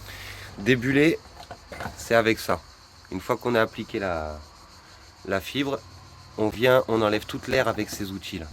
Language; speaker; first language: French; native; French